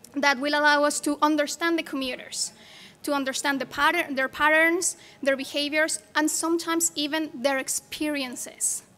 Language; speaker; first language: English; non-native, fluent; Spanish